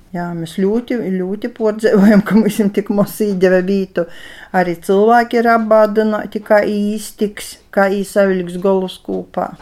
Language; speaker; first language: Latvian; native; Latvian